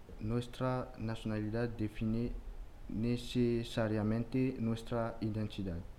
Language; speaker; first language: Spanish; non-native, learner; French